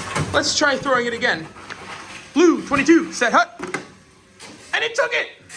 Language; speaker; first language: English; native; English